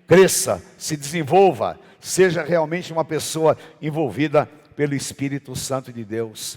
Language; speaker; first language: Portuguese; native; Portuguese